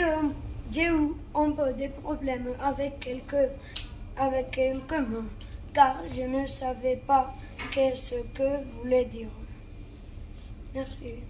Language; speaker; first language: French; non-native, learner; Catalan